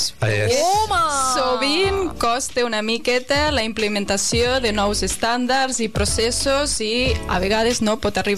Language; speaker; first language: Catalan; native; Catalan